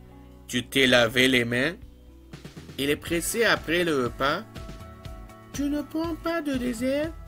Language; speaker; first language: French; non-native, fluent; Arabic